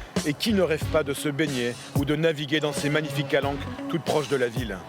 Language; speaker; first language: French; native; French